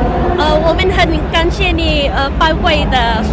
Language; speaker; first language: Chinese; early bilingual, heritage; Chinese